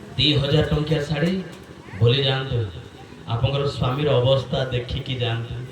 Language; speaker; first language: Odia; non-native, local second language; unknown